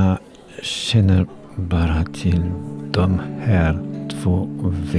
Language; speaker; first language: Swedish; non-native, learner; French